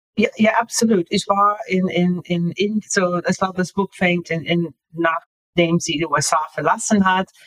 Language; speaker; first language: German; non-native, fluent; English